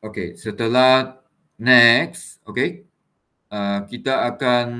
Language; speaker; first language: Malay; non-native, local second language; Chinese